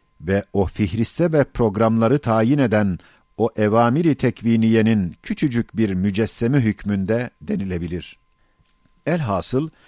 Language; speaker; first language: Turkish; native; Turkish